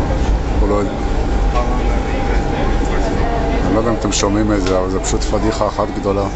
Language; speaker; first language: Hebrew; native; Hebrew